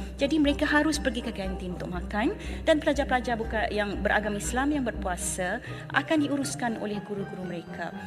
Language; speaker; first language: Malay; native; Malay